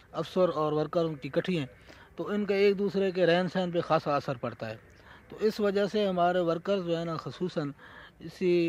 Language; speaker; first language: Urdu; non-native, local second language; Punjabi